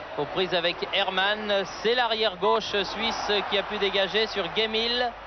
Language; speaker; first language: French; native; French